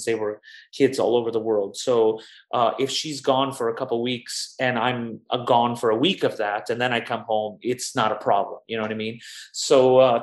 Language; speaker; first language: English; native; English